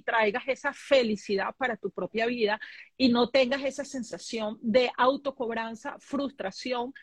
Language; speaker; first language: Spanish; native; Spanish